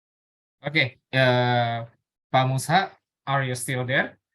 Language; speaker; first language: English; non-native, learner; Indonesian